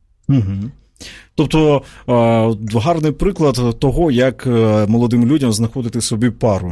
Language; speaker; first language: Ukrainian; native; Ukrainian